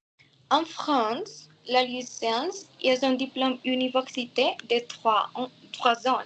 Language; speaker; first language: French; non-native, learner; Spanish